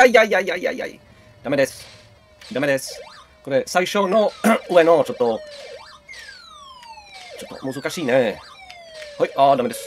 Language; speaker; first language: Japanese; non-native, learner; Czech